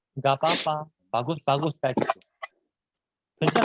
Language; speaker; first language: Indonesian; non-native, fluent; Korean